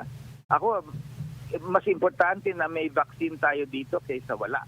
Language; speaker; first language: Filipino; native; Filipino